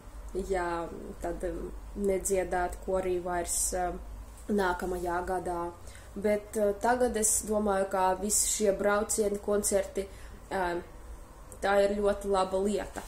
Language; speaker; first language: Latvian; non-native, fluent; Russian